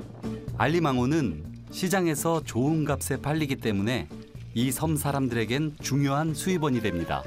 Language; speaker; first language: Korean; native; Korean